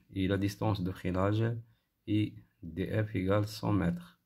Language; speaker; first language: French; non-native, local second language; Arabic